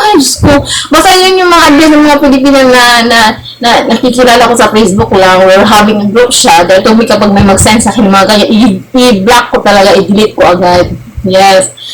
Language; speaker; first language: Filipino; non-native, local second language; Cebuano